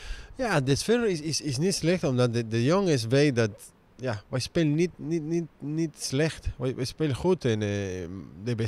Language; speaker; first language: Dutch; non-native, learner; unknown